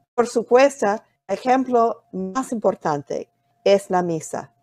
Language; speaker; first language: Spanish; non-native, fluent; English